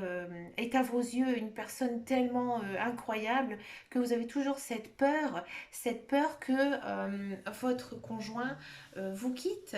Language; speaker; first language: French; native; French